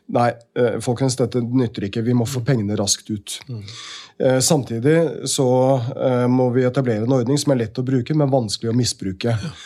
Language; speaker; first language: Norwegian; native; Norwegian